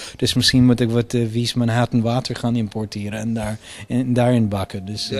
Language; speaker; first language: Dutch; non-native, fluent; English